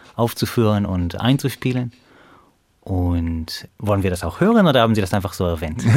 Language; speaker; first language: German; non-native, fluent; Hebrew